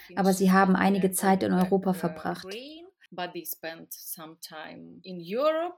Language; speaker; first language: German; non-native, fluent; Ukrainian